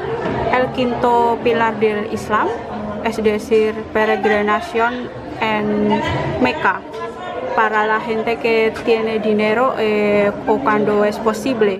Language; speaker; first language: Spanish; non-native, learner; Indonesian